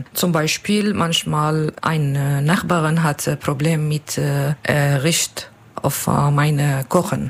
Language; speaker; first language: German; non-native, learner; Kurdish